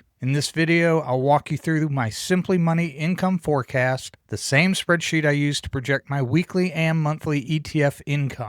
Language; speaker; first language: English; native; English